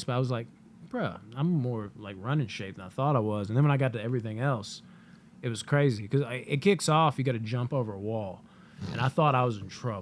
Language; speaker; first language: English; native; English